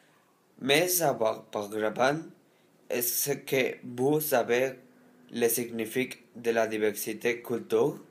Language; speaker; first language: French; non-native, learner; Spanish